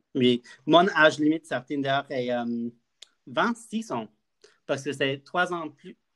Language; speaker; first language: French; non-native, learner; English